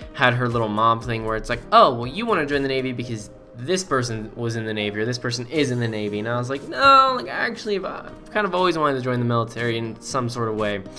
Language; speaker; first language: English; native; English